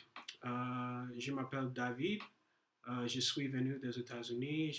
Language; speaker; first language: French; non-native, learner; English